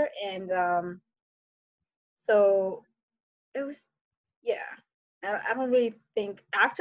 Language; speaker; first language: English; early bilingual, other home language; Fula